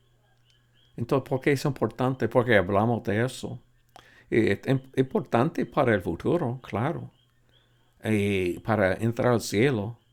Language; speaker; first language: Spanish; non-native, fluent; English